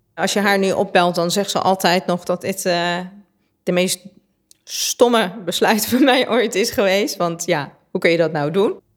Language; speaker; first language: Dutch; early bilingual, other home language; Persian